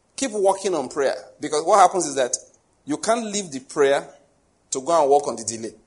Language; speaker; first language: English; non-native, local second language; Yoruba